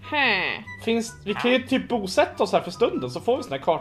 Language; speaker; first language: Swedish; native; Swedish